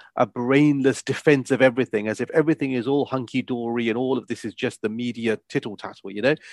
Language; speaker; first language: English; native; English